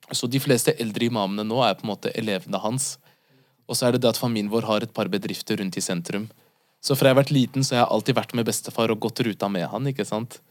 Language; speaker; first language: Norwegian; early bilingual, other home language; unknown